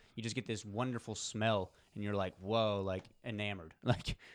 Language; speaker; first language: English; early bilingual, other home language; Polish